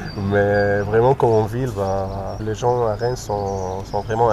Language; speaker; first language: French; non-native, fluent; Arabic